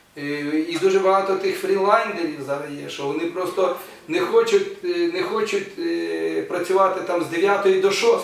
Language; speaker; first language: Ukrainian; non-native, local second language; Russian